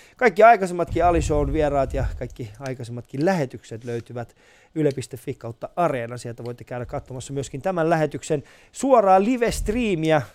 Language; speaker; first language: Finnish; early bilingual, other home language; Persian